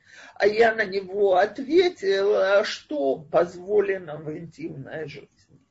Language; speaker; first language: Russian; native; Russian